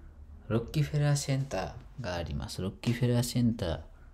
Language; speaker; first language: Japanese; non-native, fluent; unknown